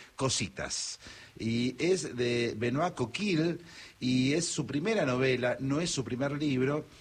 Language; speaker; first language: Spanish; native; Spanish